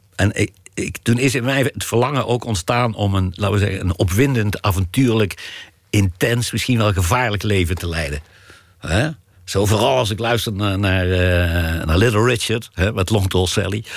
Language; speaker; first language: Dutch; native; Dutch